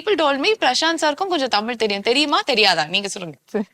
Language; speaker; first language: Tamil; native; Tamil